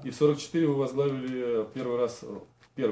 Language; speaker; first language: Russian; native; Russian